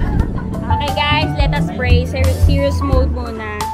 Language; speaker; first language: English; non-native, local second language; Filipino